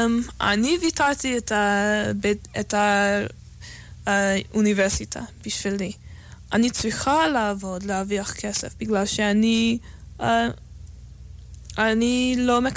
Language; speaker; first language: Hebrew; non-native, fluent; English